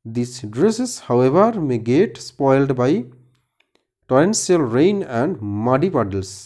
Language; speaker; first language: English; non-native, local second language; Bangla